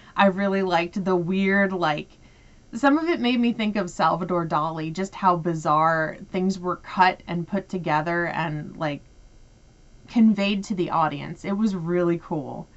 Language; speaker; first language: English; native; English